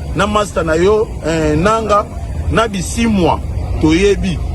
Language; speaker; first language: Lingala; non-native, local second language; Swahili